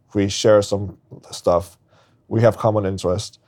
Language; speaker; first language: English; non-native, fluent; Spanish